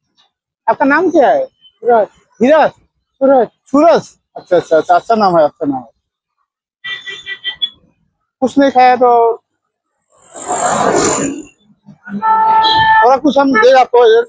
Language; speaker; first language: Hindi; non-native, local second language; Assamese